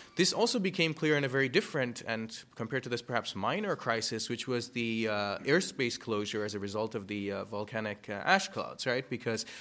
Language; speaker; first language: English; early bilingual, other home language; German